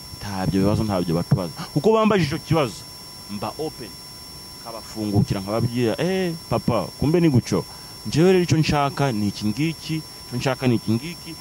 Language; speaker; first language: Kinyarwanda; early bilingual, heritage; Kinyarwanda